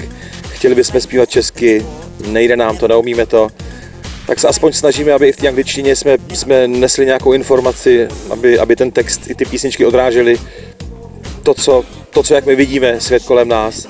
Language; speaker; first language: Czech; native; Czech